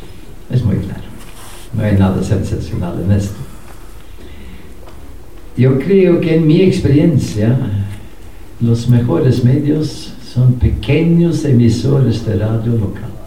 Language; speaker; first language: Spanish; non-native, fluent; Norwegian